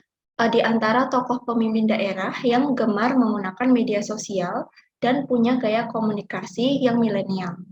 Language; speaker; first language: Indonesian; native; Indonesian